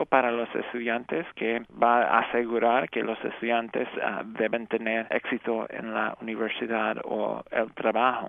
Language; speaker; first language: Spanish; early bilingual, heritage; English